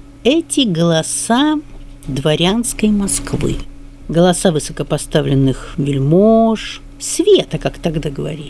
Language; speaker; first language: Russian; native; Russian